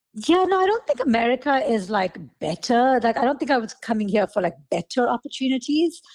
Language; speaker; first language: English; native; English